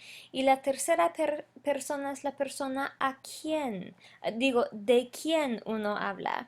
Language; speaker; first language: Spanish; non-native, fluent; English